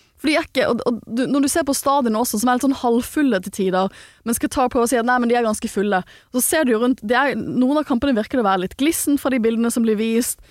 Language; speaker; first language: Norwegian; native; Norwegian